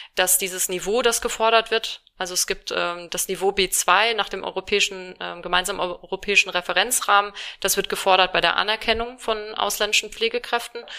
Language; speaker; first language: German; native; German